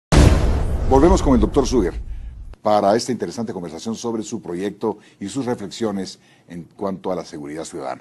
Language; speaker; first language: Spanish; native; Spanish